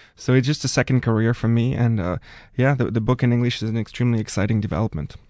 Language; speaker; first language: English; non-native, fluent; French